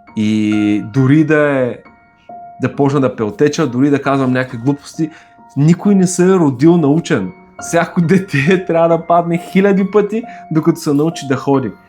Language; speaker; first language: Bulgarian; native; Bulgarian